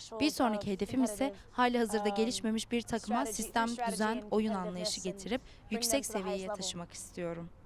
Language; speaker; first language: Turkish; non-native, learner; English